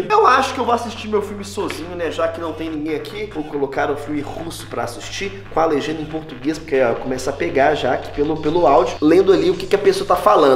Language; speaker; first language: Portuguese; native; Portuguese